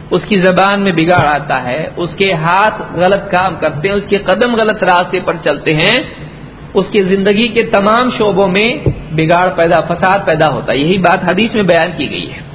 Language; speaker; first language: Urdu; native; Urdu